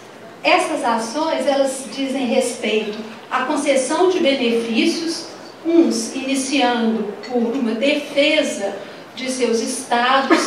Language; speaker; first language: Portuguese; native; Portuguese